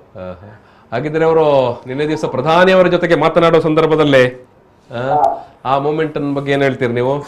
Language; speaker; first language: Kannada; native; Kannada